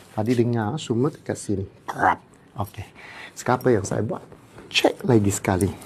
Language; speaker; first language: Malay; non-native, local second language; Cantonese